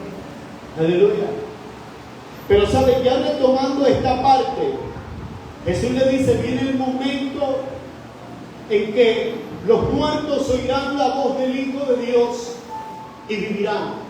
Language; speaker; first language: Spanish; native; Spanish